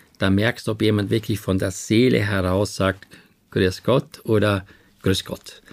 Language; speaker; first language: German; native; German